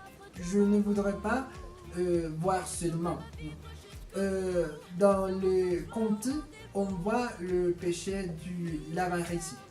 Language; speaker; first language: French; non-native, fluent; Spanish